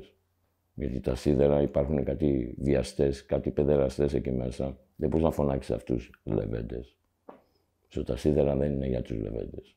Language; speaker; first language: Greek; early bilingual, heritage; Greek